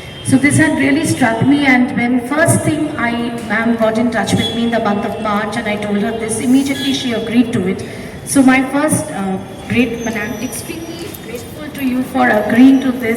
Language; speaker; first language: English; non-native, local second language; Bangla